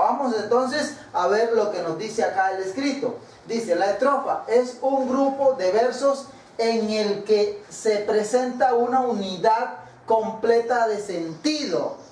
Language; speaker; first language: Spanish; native; Spanish